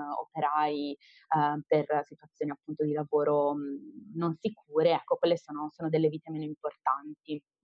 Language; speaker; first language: Italian; native; Italian